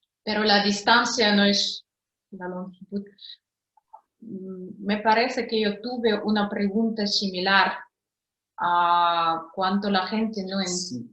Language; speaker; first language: Spanish; non-native, fluent; Russian